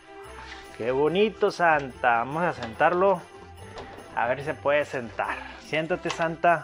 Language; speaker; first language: Spanish; native; Spanish